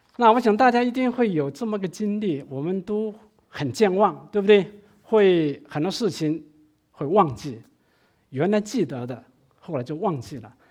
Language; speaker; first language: Chinese; non-native, local second language; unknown